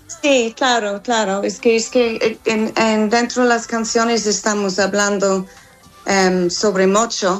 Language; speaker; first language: Spanish; non-native, fluent; English